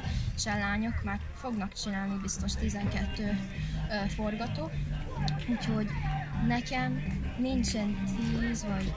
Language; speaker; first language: Hungarian; early bilingual, heritage; English